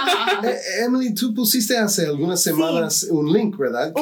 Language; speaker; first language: Spanish; non-native, fluent; English